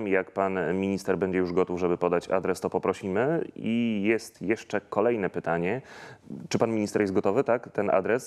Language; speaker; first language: Polish; native; Polish